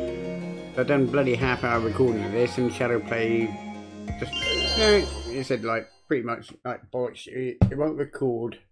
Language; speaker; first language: English; native; English